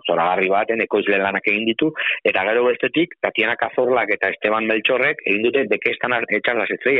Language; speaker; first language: Basque; native; Basque